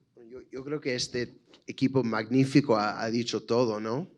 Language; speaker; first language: Spanish; non-native, fluent; English